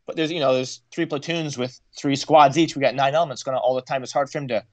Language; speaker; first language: English; native; English